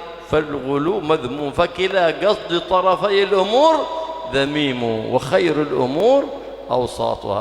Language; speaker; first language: Arabic; native; Arabic